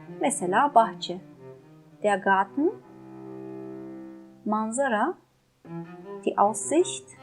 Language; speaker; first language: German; non-native, fluent; Turkish